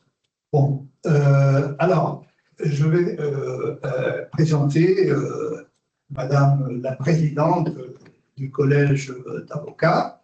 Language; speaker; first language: French; non-native, fluent; Spanish